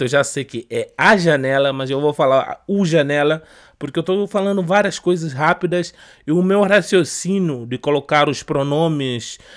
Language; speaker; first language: Portuguese; non-native, fluent; Upper Guinea Crioulo